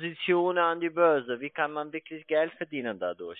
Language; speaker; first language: German; non-native, fluent; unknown